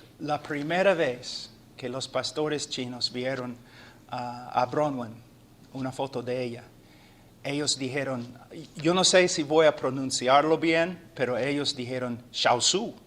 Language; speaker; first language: Spanish; non-native, fluent; English